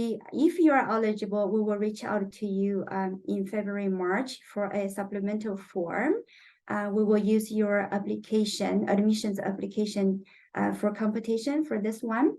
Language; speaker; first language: English; non-native, fluent; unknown